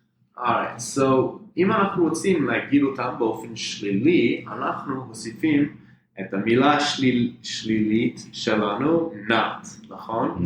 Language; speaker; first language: Hebrew; non-native, fluent; English